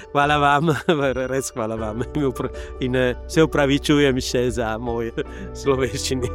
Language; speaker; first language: Slovenian; non-native, learner; Italian